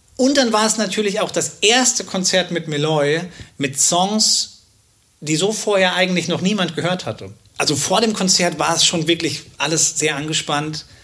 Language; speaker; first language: German; native; German